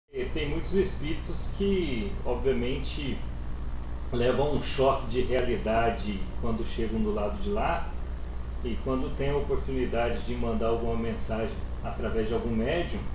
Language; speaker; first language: Portuguese; native; Portuguese